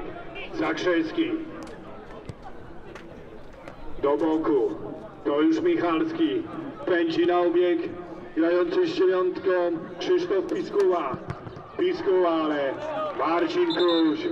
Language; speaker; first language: Polish; native; Polish